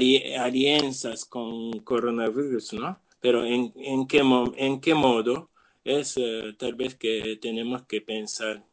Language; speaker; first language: Spanish; non-native, learner; Japanese